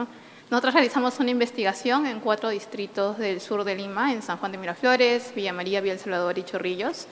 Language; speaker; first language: Spanish; native; Spanish